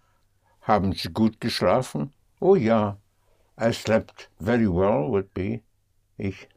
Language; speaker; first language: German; non-native, fluent; English